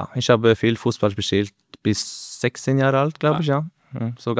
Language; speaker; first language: German; non-native, learner; Norwegian